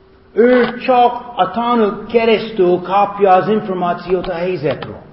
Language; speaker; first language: Hungarian; non-native, fluent; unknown